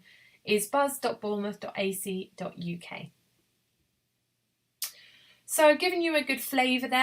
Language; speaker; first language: English; native; English